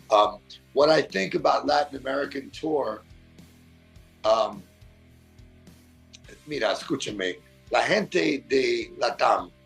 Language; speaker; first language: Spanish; non-native, learner; English